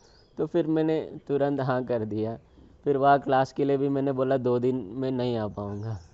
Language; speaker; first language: Hindi; non-native, local second language; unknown